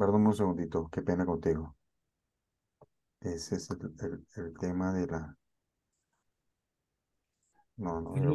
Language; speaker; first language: Spanish; native; Spanish